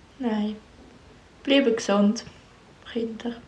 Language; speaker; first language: German; native; German